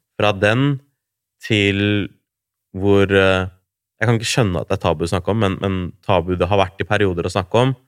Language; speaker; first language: Norwegian; early bilingual, other home language; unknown